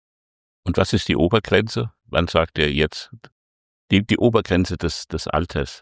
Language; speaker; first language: German; native; German